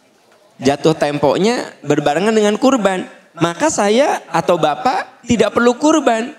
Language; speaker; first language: Indonesian; non-native, local second language; Sundanese